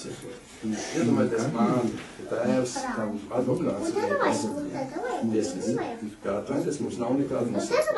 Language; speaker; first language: Latvian; native; Latvian